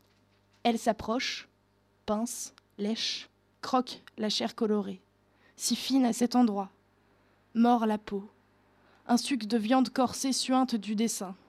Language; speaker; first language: French; native; French